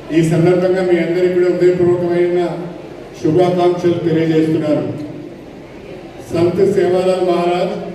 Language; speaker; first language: Telugu; native; Telugu